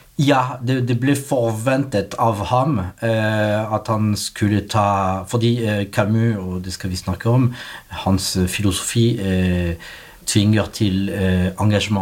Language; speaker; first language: Norwegian; non-native, fluent; French